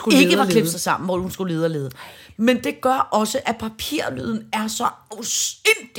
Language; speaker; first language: Danish; native; Danish